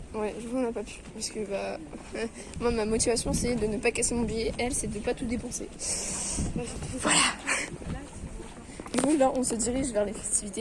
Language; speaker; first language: French; native; French